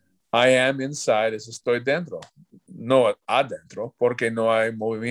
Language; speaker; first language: Spanish; non-native, learner; English